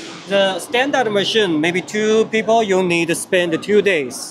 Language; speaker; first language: English; non-native, learner; Chinese